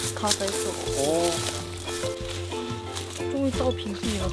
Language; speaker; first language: Chinese; non-native, fluent; Korean